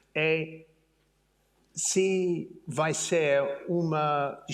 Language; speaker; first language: Portuguese; non-native, learner; English